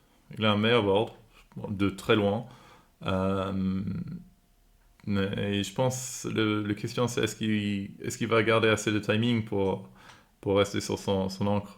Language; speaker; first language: French; non-native, fluent; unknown